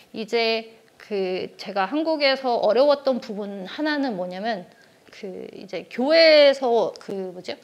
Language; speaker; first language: Korean; early bilingual, heritage; Korean